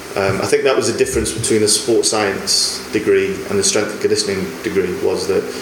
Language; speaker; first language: English; native; English